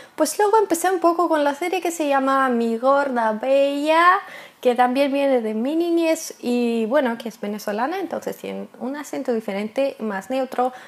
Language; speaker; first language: Spanish; non-native, fluent; Russian